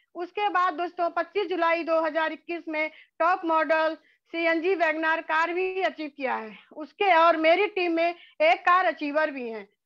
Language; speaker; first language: Hindi; native; Hindi